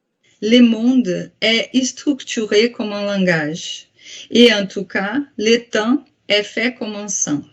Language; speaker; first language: French; non-native, fluent; Portuguese